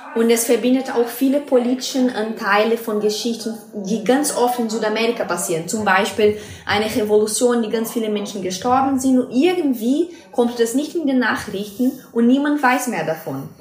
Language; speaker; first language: German; non-native, fluent; Portuguese